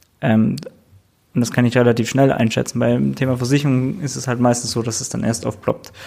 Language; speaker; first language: German; native; German